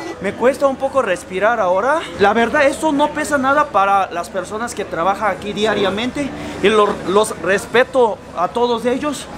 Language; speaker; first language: Spanish; non-native, fluent; Korean